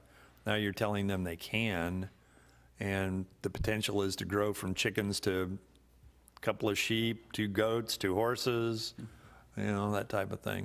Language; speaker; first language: English; native; English